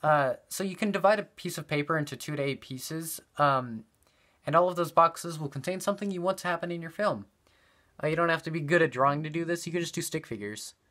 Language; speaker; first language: English; native; English